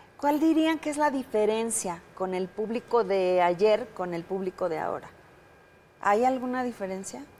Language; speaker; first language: Spanish; native; Spanish